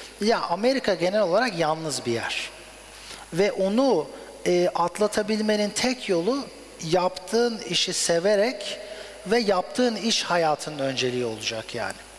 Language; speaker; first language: Turkish; native; Turkish